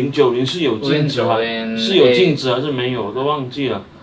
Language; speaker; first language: Chinese; native; Chinese